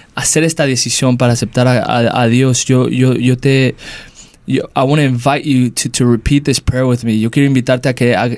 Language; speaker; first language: Spanish; early bilingual, heritage; Spanish